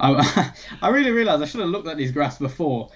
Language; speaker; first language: English; native; English